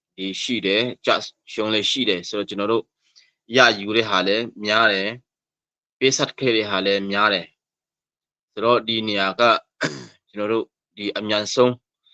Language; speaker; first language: Burmese; non-native, local second language; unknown